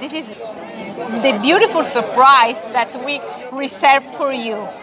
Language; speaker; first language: English; non-native, fluent; Italian